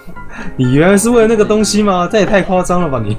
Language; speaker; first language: Chinese; native; Chinese